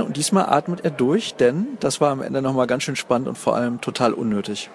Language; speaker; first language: German; native; German